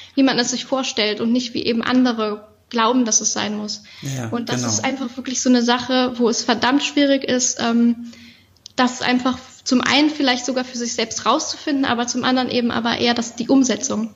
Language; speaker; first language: German; native; German